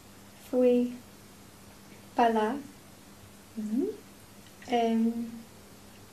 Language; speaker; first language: Spanish; non-native, learner; English